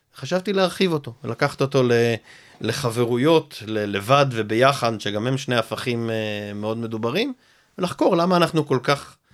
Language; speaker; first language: Hebrew; native; Hebrew